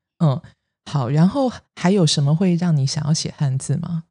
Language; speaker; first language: Chinese; native; Chinese